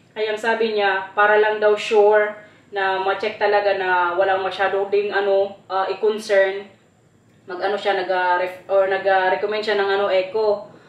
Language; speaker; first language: Filipino; non-native, local second language; Waray